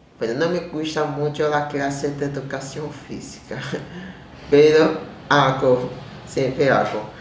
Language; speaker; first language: Spanish; non-native, learner; Portuguese